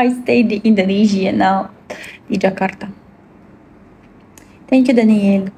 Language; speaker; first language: English; non-native, learner; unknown